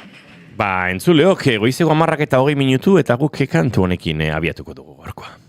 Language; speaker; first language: Basque; native; Basque